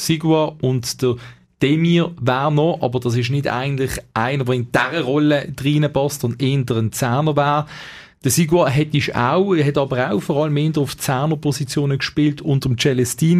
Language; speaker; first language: German; native; German